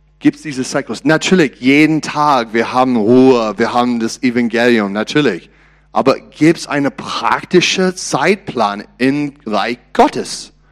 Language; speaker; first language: German; non-native, learner; English